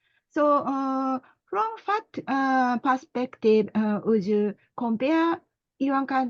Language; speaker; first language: English; non-native, learner; Japanese